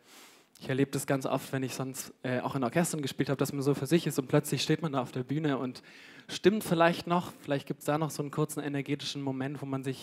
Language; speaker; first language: German; native; German